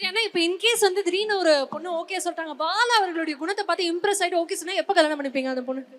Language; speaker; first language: Tamil; native; Tamil